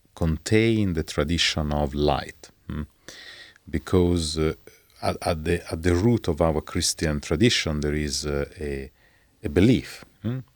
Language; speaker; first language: English; non-native, fluent; Italian